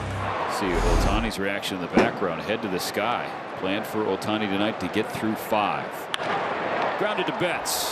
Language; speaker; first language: English; native; English